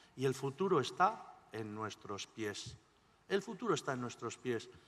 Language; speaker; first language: Spanish; native; Spanish